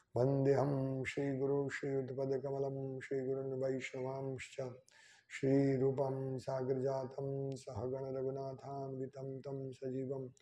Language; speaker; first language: Hindi; non-native, local second language; Gujarati